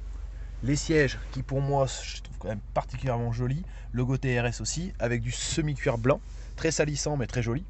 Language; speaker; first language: French; native; French